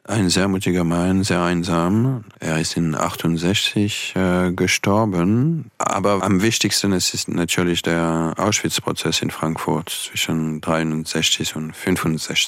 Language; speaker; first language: German; non-native, fluent; French